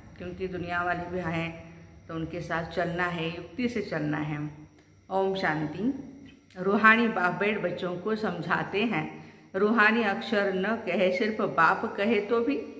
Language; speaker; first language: Hindi; non-native, local second language; Marathi